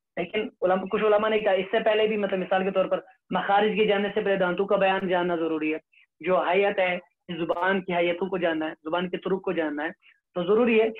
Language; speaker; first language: Urdu; non-native, local second language; Kashmiri